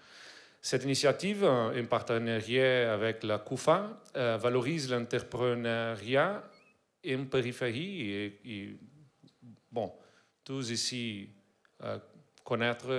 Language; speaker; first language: French; non-native, learner; Portuguese